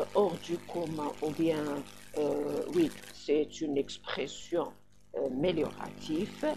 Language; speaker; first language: French; non-native, local second language; Arabic